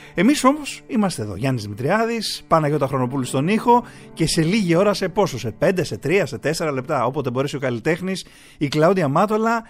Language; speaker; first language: Greek; native; Greek